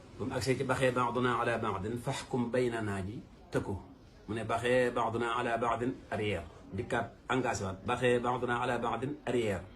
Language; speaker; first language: Wolof; native; Wolof